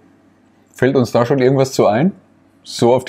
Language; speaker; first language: German; native; German